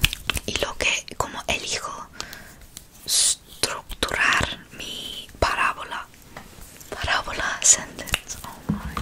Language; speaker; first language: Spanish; non-native, learner; English